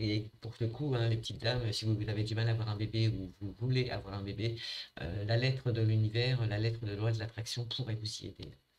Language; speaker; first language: French; native; French